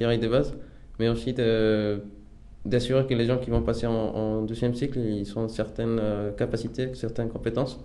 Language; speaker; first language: French; non-native, fluent; Spanish